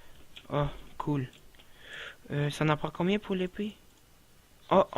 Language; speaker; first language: French; native; French